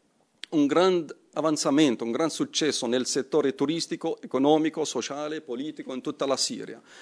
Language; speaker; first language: Italian; non-native, fluent; Arabic